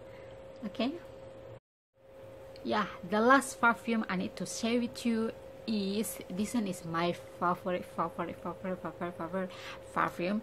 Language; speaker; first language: English; non-native, learner; Indonesian